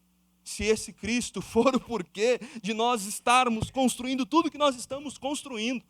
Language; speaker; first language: Portuguese; native; Portuguese